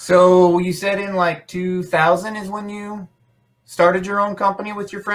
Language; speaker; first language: English; native; English